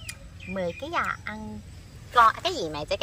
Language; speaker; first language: Vietnamese; non-native, learner; Thai